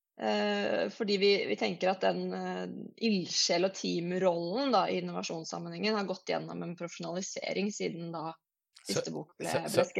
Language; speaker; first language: Norwegian; native; Norwegian